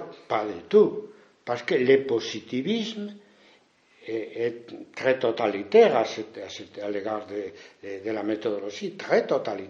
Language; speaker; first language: French; non-native, fluent; Spanish